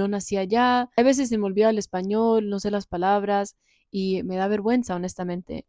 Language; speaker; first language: Spanish; early bilingual, heritage; Spanish